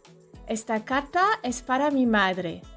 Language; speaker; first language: Spanish; non-native, fluent; French